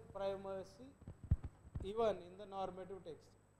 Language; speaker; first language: English; non-native, local second language; Marathi